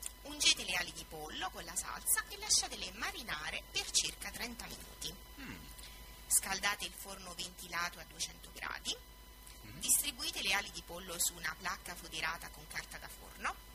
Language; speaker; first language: Italian; native; Italian